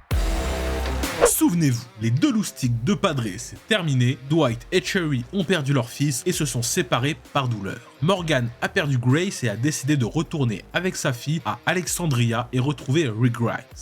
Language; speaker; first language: French; native; French